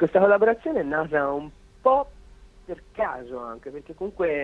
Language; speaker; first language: Italian; native; Italian